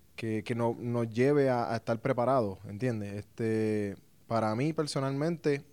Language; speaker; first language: Spanish; native; Spanish